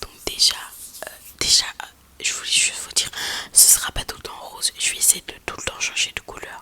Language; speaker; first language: French; native; French